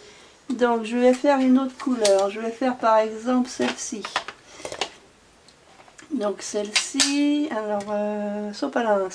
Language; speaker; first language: French; native; French